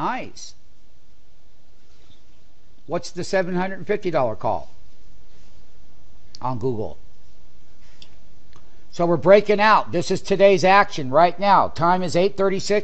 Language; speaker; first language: English; native; English